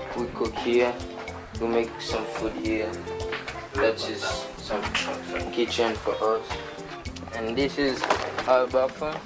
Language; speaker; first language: English; non-native, learner; Haitian Creole